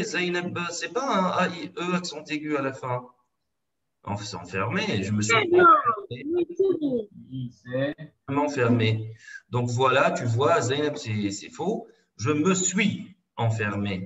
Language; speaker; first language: French; non-native, local second language; Arabic